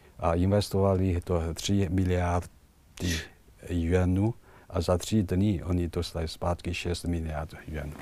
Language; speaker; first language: Czech; non-native, fluent; Chinese